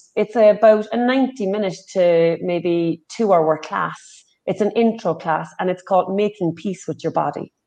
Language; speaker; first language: English; native; English